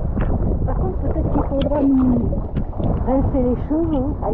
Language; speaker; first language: French; native; French